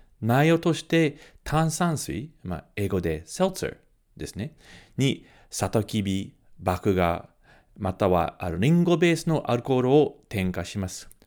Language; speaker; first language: Japanese; early bilingual, heritage; Japanese